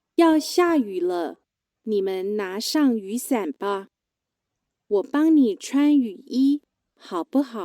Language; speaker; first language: Chinese; non-native, fluent; Thai